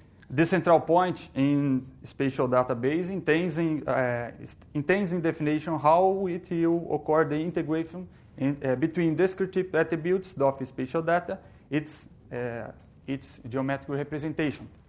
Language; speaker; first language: English; non-native, learner; Portuguese